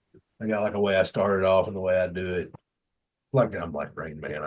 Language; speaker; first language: English; native; English